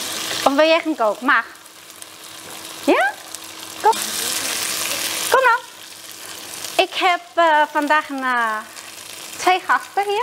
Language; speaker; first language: Dutch; non-native, fluent; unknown